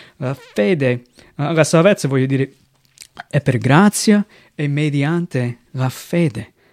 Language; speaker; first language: Italian; non-native, fluent; English